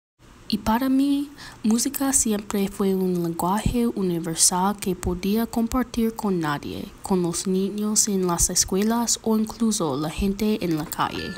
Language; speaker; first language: Spanish; non-native, learner; English